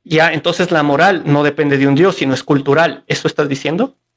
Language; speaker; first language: Spanish; native; Spanish